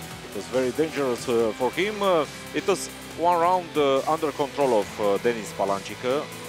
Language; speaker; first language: English; non-native, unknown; Romanian